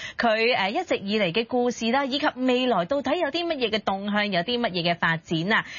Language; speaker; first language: Cantonese; native; Cantonese